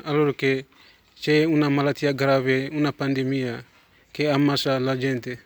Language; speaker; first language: Italian; non-native, learner; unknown